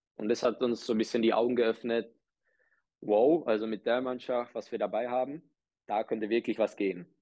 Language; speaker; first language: German; early bilingual, other home language; Czech